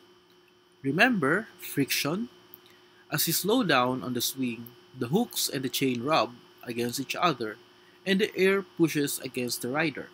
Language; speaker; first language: English; non-native, local second language; Filipino